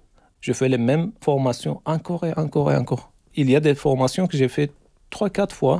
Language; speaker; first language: French; non-native, fluent; Turkish